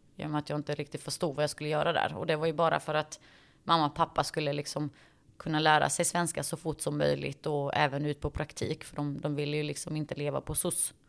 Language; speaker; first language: Swedish; early bilingual, other home language; Bosnian